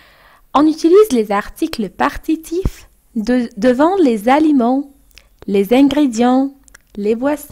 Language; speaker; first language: French; non-native, fluent; Arabic